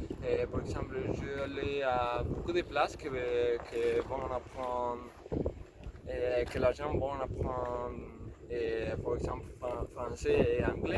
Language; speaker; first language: French; non-native, learner; Spanish